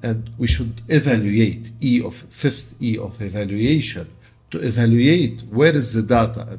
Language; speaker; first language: English; non-native, local second language; Arabic